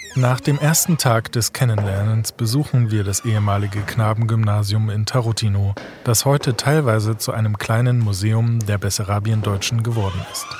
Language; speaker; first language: German; native; German